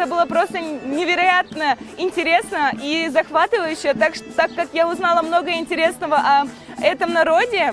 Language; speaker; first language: Russian; non-native, fluent; Turkish